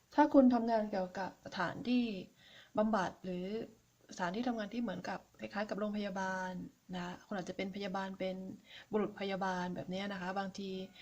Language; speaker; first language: Thai; native; Thai